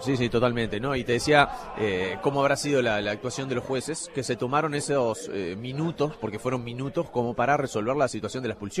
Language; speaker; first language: Spanish; native; Spanish